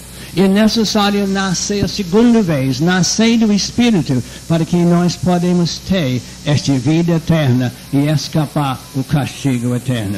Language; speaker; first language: Portuguese; non-native, fluent; English